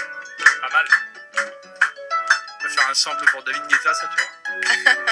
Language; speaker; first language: French; native; French